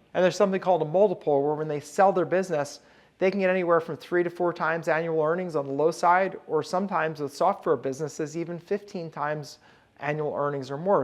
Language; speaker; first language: English; native; English